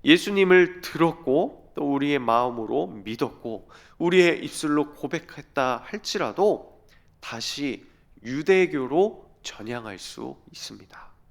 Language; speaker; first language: Korean; native; Korean